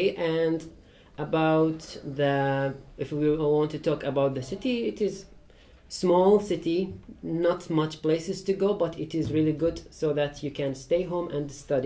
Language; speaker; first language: English; non-native, fluent; Persian